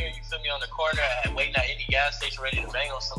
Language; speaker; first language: English; native; English